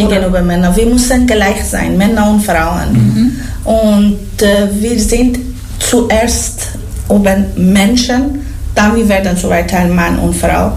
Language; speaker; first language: German; non-native, learner; Persian